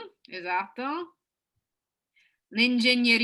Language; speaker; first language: Italian; non-native, fluent; English